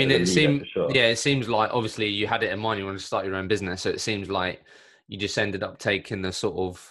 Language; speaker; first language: English; native; English